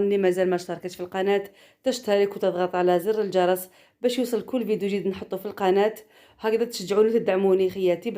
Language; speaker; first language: Arabic; native; Arabic